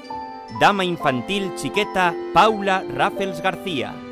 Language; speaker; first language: Catalan; native; Catalan